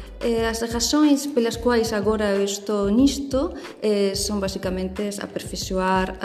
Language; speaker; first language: Portuguese; non-native, fluent; Spanish